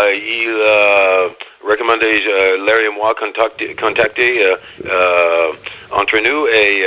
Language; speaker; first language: French; non-native, learner; English